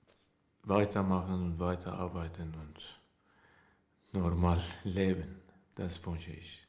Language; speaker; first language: German; non-native, learner; Persian